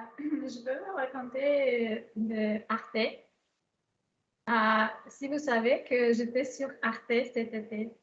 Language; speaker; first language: French; non-native, fluent; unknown